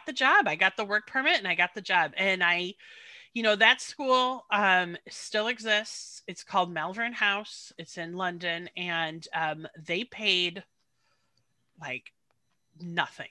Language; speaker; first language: English; native; English